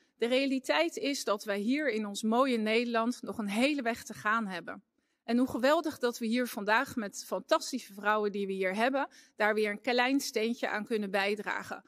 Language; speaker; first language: Dutch; native; Dutch